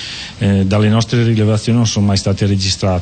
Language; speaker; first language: Italian; native; Italian